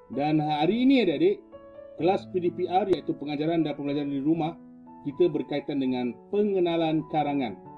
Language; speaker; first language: Malay; native; Malay